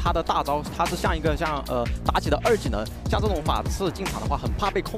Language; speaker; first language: Chinese; native; Chinese